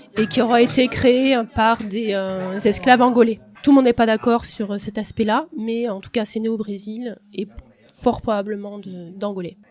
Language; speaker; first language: French; early bilingual, other home language; Portuguese